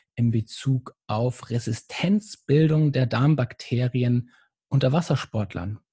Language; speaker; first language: German; native; German